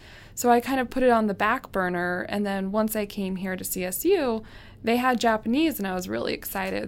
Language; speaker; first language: English; native; English